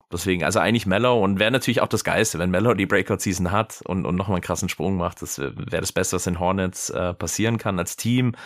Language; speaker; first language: German; early bilingual, other home language; English